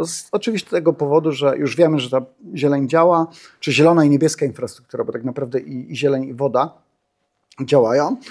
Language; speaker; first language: Polish; native; Polish